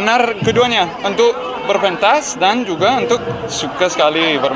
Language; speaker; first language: Indonesian; non-native, learner; English